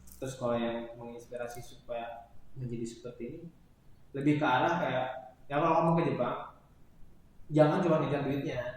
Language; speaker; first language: Indonesian; native; Indonesian